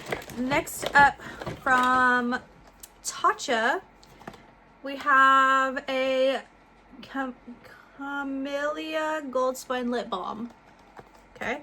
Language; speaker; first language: English; native; English